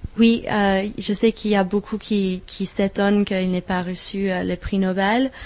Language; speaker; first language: French; non-native, fluent; English